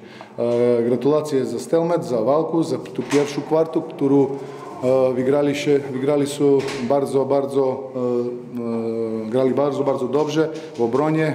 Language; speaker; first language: Polish; non-native, fluent; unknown